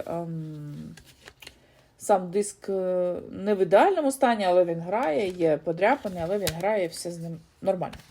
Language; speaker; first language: Ukrainian; non-native, local second language; Russian